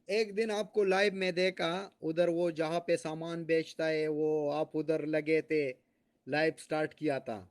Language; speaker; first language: Hindi; non-native, local second language; Pashto